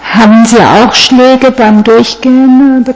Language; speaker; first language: German; non-native, fluent; Italian